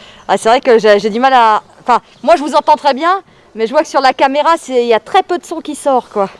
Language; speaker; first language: French; native; French